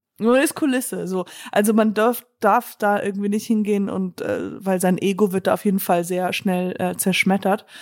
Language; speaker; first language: German; non-native, fluent; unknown